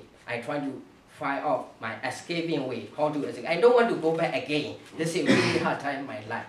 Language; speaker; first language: English; non-native, learner; Burmese